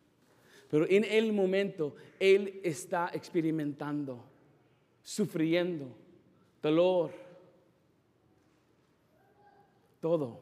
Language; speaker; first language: Spanish; non-native, fluent; English